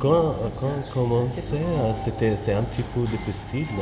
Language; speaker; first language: French; non-native, fluent; Arabic